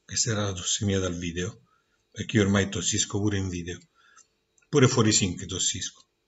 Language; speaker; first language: Italian; native; Italian